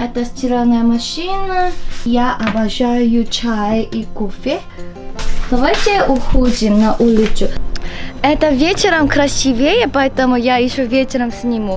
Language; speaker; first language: Russian; non-native, learner; Korean